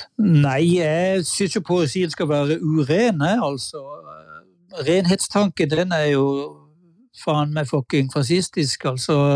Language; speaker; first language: Norwegian; native; Norwegian